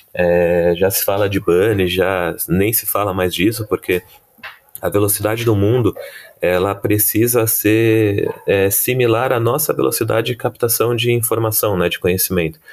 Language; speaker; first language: Portuguese; native; Portuguese